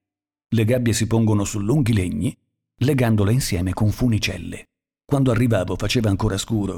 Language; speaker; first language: Italian; native; Italian